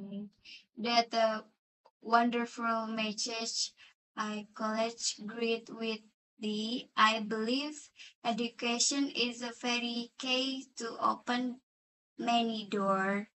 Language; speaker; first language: English; non-native, learner; Indonesian